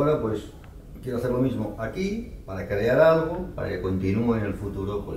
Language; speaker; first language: Spanish; native; Spanish